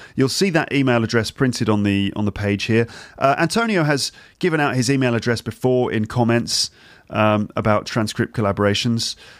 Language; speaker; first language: English; native; English